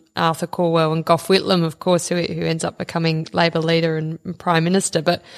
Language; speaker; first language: English; native; English